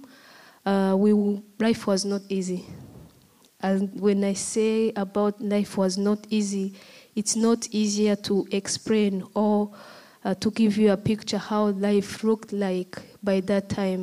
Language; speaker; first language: English; non-native, local second language; Kinyarwanda